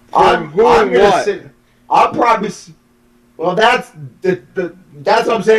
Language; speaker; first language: English; native; English